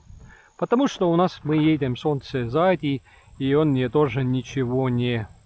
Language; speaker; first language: Russian; non-native, learner; Estonian